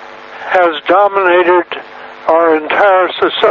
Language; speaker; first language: English; native; English